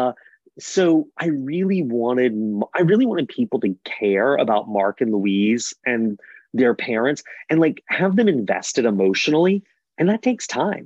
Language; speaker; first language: English; native; English